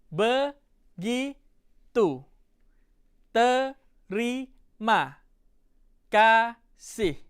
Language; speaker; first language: Indonesian; non-native, fluent; Thai